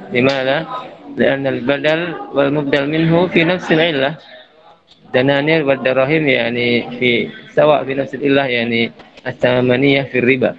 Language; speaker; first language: Arabic; non-native, fluent; Indonesian